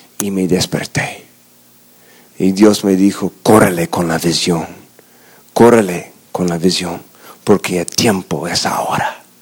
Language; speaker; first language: Spanish; non-native, fluent; English